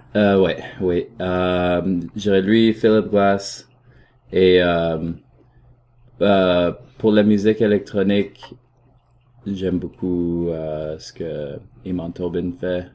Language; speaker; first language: French; native; French